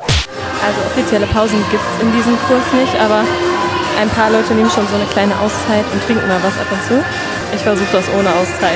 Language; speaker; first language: German; native; German